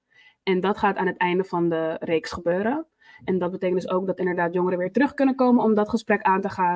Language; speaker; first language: Dutch; native; Dutch